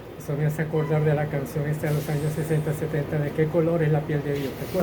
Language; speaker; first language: Spanish; native; Spanish